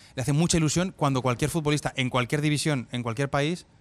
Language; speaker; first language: Spanish; native; Spanish